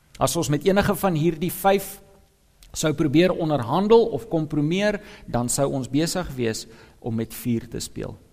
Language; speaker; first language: Afrikaans; non-native, local second language; English